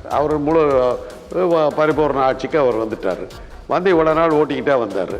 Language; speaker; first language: Tamil; native; Tamil